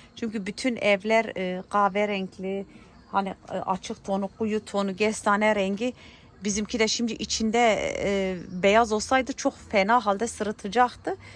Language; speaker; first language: Turkish; early bilingual, heritage; Turkish